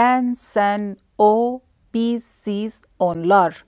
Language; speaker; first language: Turkish; non-native, fluent; Persian